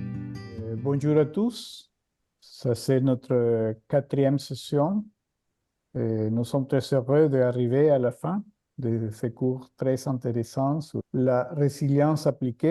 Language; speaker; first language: French; non-native, fluent; Spanish